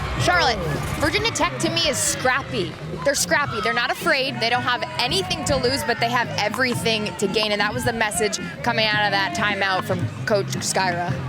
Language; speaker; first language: English; native; English